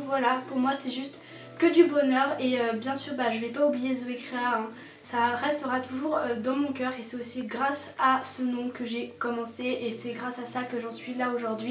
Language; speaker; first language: French; native; French